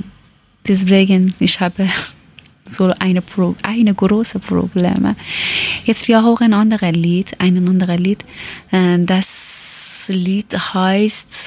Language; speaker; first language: German; non-native, learner; Persian